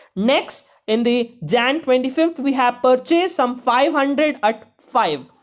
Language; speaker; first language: English; non-native, local second language; Kannada